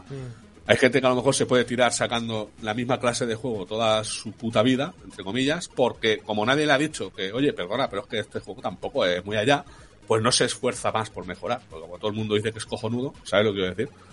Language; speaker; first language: Spanish; native; Spanish